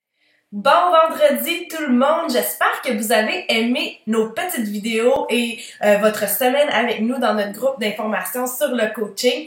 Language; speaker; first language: French; native; French